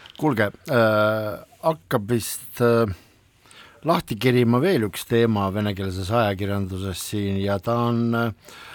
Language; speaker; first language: Estonian; non-native, local second language; Russian